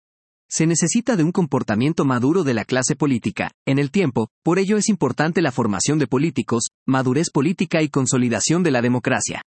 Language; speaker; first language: Spanish; native; Spanish